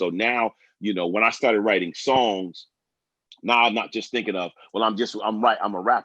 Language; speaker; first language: English; native; English